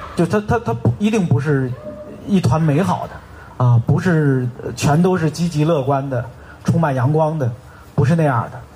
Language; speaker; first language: Chinese; native; Chinese